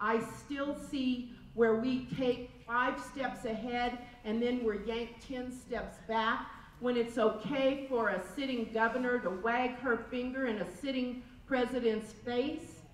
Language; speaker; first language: English; native; English